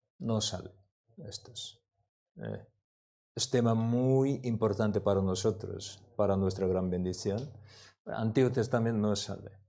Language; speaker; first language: Spanish; non-native, learner; Korean